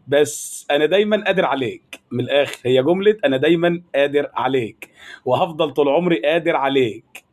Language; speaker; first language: Arabic; native; Arabic